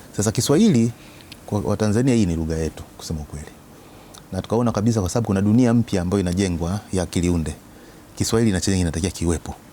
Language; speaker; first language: Swahili; native; Swahili